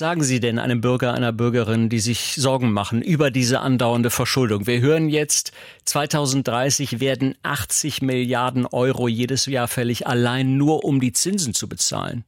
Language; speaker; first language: German; native; German